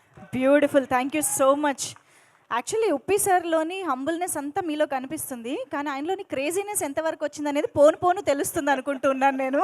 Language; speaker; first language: Telugu; native; Telugu